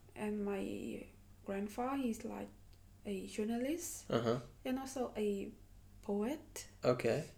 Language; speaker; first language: English; non-native, learner; Vietnamese